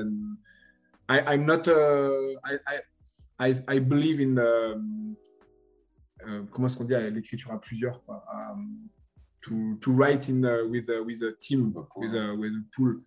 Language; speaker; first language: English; non-native, learner; French